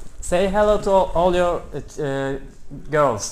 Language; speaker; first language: English; non-native, learner; Turkish